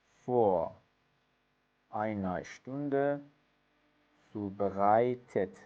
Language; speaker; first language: German; non-native, fluent; Persian